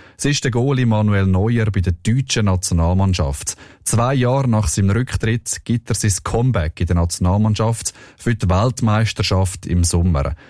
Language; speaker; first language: German; native; German